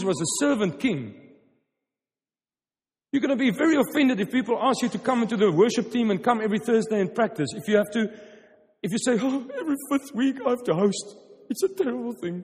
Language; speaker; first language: English; non-native, local second language; Afrikaans